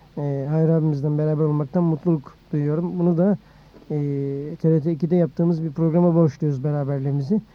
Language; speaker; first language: Turkish; native; Turkish